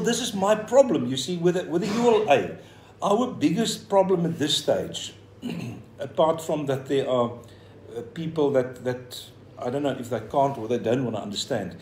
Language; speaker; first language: English; non-native, local second language; Afrikaans